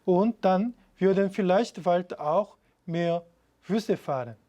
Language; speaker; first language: German; non-native, fluent; Korean